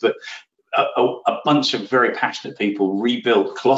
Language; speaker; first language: English; native; English